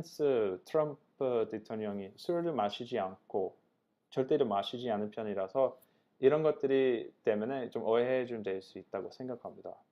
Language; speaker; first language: Korean; non-native, fluent; English